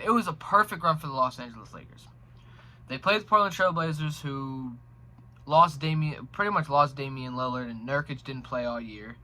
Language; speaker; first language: English; native; English